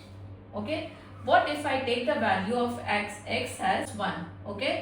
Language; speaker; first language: English; non-native, local second language; Hindi